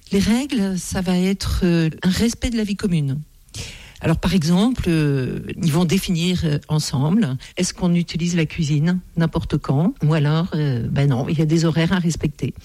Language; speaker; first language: French; native; French